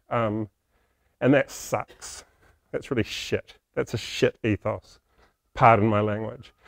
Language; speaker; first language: English; native; English